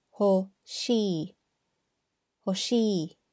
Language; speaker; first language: Japanese; non-native, fluent; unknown